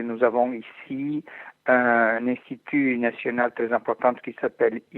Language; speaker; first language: French; non-native, fluent; Italian